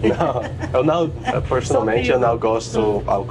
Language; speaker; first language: Portuguese; non-native, learner; English